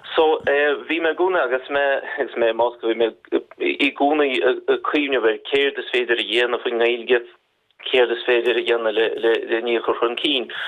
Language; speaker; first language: Irish; non-native, fluent; Russian